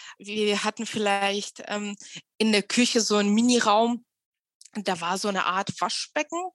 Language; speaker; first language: German; early bilingual, other home language; Russian